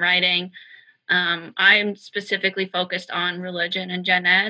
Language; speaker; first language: English; native; English